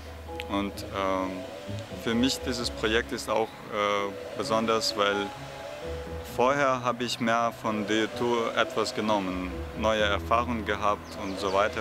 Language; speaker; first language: German; non-native, fluent; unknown